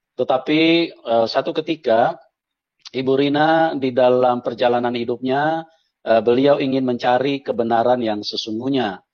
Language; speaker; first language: Indonesian; native; Indonesian